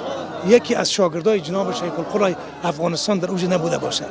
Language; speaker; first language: Persian; native; Persian